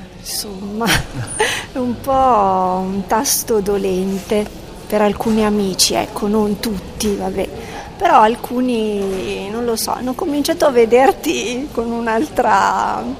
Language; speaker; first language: Italian; native; Italian